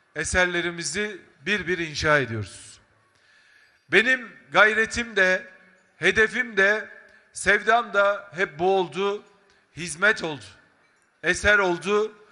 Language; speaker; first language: Turkish; native; Turkish